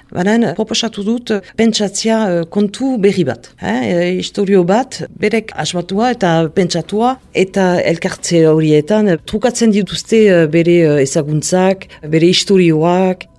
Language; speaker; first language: Basque; native; Basque